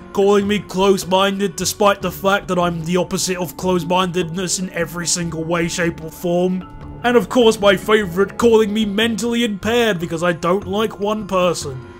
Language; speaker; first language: English; native; English